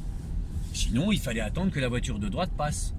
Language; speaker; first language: French; native; French